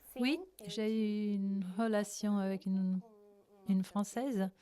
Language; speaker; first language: French; non-native, fluent; Portuguese